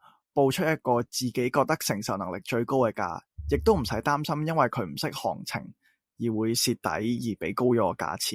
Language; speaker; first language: Cantonese; native; Cantonese